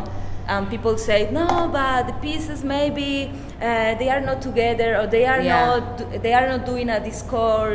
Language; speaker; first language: English; non-native, learner; Spanish